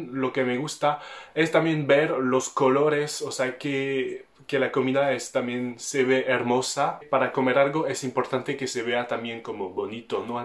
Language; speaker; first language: Spanish; non-native, fluent; French